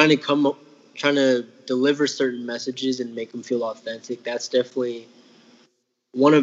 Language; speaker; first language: English; native; English